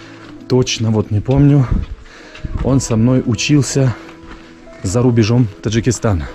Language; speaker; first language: Russian; non-native, local second language; Tajik